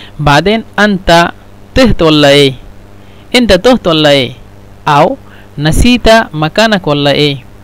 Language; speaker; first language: Egyptian Arabic; non-native, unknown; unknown